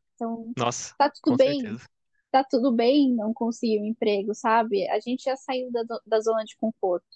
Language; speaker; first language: Portuguese; native; Portuguese